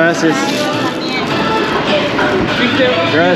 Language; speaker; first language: Spanish; non-native, learner; English